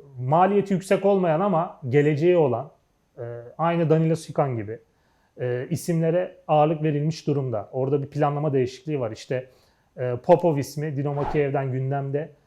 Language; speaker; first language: Turkish; native; Turkish